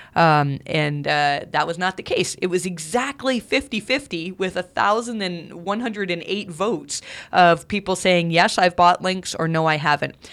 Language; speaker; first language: English; native; English